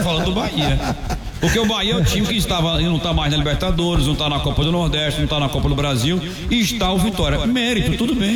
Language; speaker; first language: Portuguese; native; Portuguese